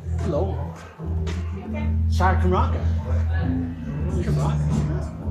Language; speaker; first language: Welsh; non-native, learner; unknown